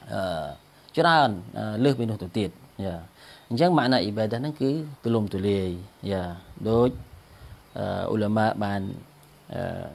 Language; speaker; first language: Khmer; non-native, local second language; Eastern Cham